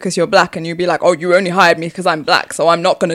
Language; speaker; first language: English; native; English